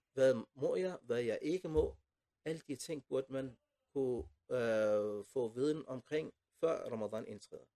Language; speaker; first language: Danish; non-native, fluent; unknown